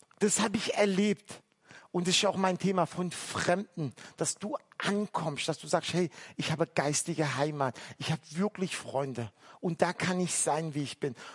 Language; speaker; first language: German; early bilingual, other home language; Turkish